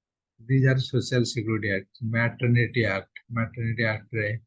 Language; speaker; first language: English; non-native, local second language; Odia